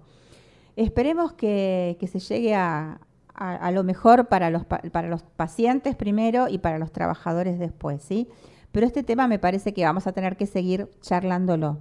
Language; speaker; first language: Spanish; native; Spanish